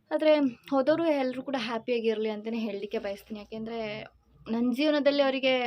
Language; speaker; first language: Kannada; non-native, local second language; Malayalam